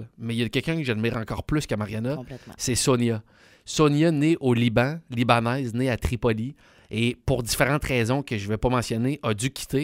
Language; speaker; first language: French; native; French